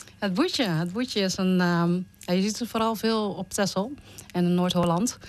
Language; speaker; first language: Dutch; early bilingual, other home language; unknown